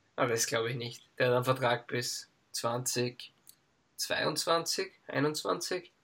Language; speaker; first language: German; native; German